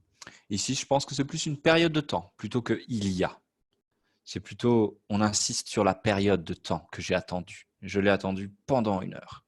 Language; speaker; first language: French; native; French